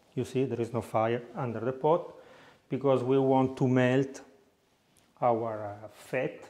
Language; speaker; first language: English; non-native, fluent; Italian